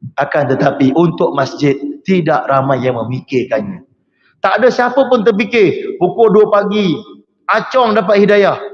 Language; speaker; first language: Malay; native; Malay